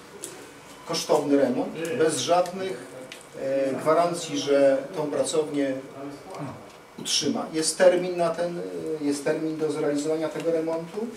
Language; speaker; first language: Polish; native; Polish